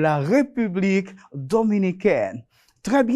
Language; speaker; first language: French; non-native, fluent; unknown